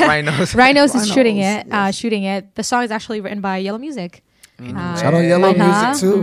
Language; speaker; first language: English; early bilingual, other home language; Burmese